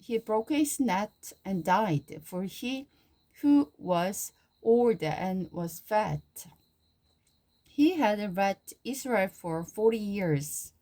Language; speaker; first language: English; non-native, learner; Korean